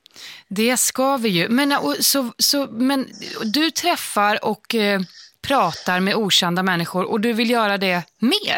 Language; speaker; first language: Swedish; native; Swedish